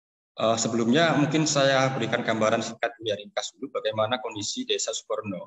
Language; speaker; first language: Indonesian; native; Indonesian